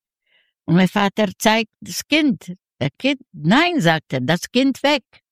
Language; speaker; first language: German; non-native, learner; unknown